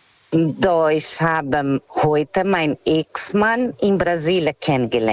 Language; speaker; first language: German; non-native, fluent; Portuguese